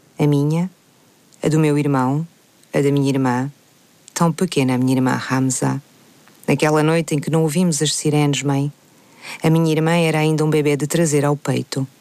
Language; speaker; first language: Portuguese; native; Portuguese